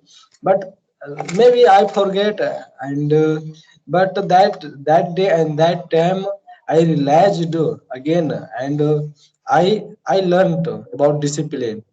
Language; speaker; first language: English; non-native, learner; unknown